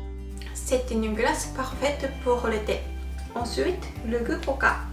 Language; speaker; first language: French; non-native, fluent; Japanese